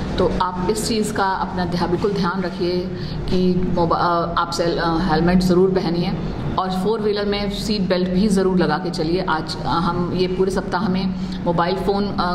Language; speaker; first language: Hindi; native; Hindi